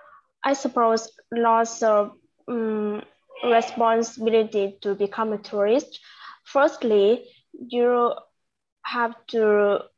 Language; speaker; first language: English; non-native, learner; Vietnamese